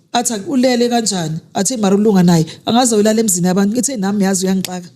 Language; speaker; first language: Zulu; native; Zulu